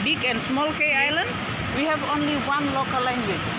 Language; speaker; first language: English; non-native, learner; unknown